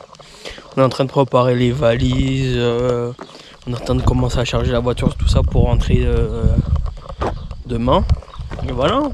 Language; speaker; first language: French; native; French